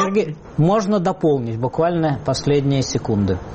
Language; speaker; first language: Russian; native; Russian